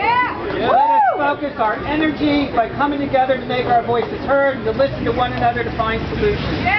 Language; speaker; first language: English; native; English